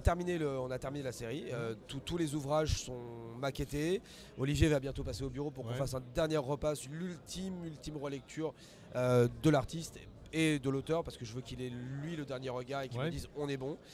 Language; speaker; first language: French; native; French